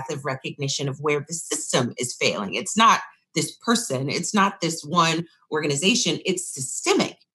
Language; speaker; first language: English; native; English